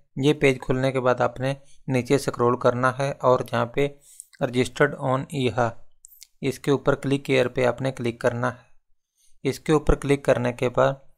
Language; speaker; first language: Hindi; non-native, local second language; Punjabi